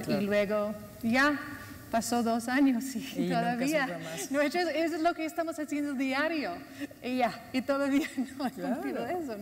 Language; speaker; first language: Spanish; non-native, fluent; English